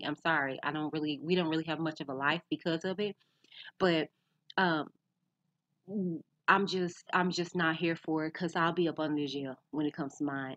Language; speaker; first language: English; native; English